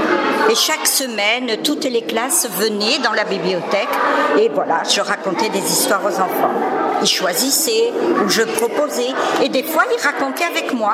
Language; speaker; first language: French; native; French